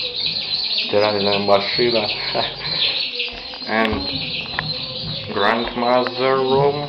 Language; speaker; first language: English; non-native, learner; Russian